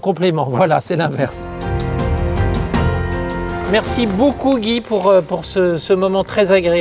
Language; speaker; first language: French; native; French